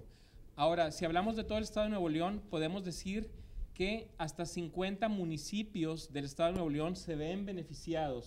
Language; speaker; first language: Spanish; native; Spanish